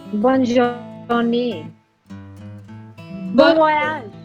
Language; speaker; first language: French; non-native, learner; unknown